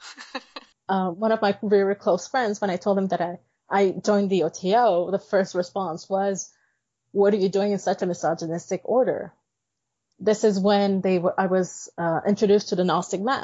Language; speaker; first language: English; native; English